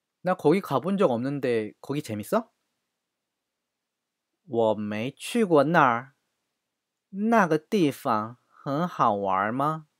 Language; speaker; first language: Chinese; non-native, fluent; Korean